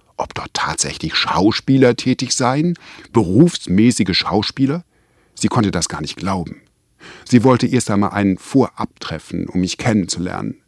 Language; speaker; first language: German; native; German